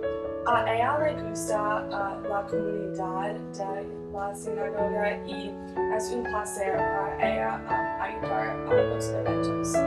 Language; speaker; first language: Spanish; non-native, learner; English